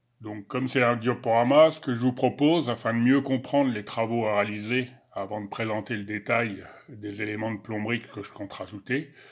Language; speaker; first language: French; native; French